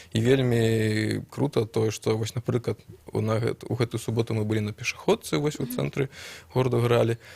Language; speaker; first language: Belarusian; non-native, local second language; Russian